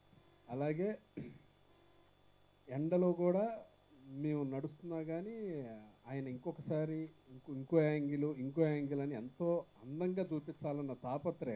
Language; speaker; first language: Telugu; native; Telugu